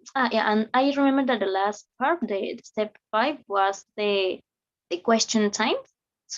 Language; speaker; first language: English; non-native, learner; Spanish